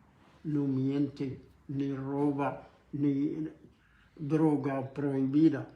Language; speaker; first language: Spanish; non-native, fluent; Arabic